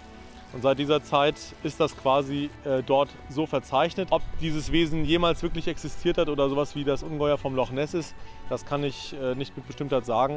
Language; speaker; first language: German; native; German